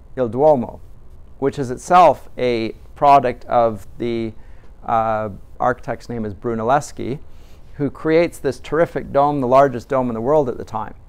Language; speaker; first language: English; native; English